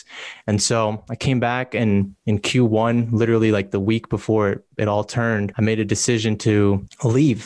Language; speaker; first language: English; native; English